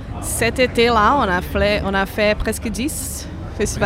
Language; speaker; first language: French; non-native, fluent; Portuguese